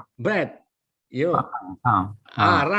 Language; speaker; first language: English; non-native, learner; Indonesian